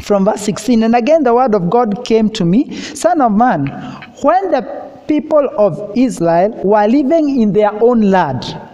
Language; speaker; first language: English; non-native, local second language; Swahili